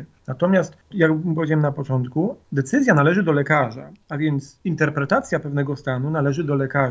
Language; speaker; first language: Polish; native; Polish